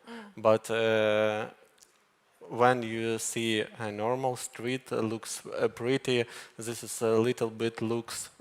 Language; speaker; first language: English; non-native, learner; Ukrainian